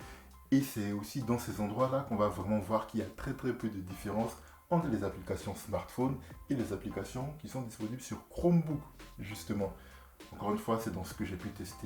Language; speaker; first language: French; native; French